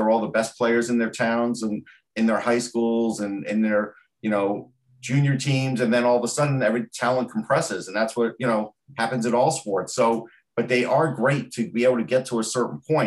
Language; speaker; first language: English; native; English